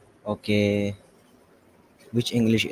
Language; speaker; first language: English; non-native, learner; Urdu